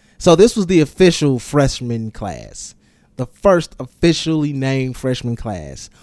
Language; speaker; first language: English; native; English